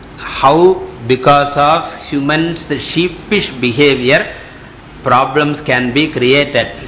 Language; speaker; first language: English; non-native, local second language; Tamil